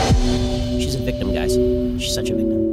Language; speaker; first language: English; native; English